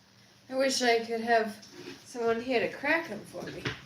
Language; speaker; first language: English; native; English